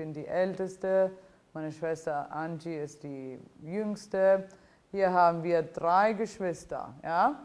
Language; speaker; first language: German; non-native, fluent; Italian